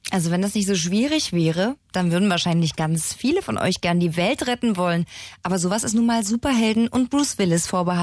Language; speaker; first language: German; native; German